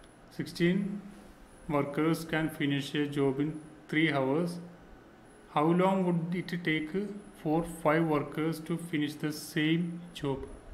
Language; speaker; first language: English; non-native, local second language; Malayalam